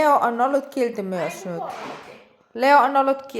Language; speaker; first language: Finnish; non-native, learner; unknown